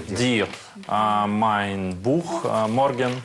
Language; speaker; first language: German; non-native, learner; Russian